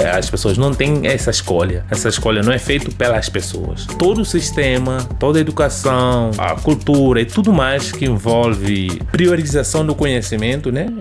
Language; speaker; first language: Portuguese; non-native, local second language; Upper Guinea Crioulo